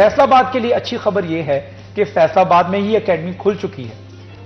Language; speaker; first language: Hindi; non-native, local second language; Punjabi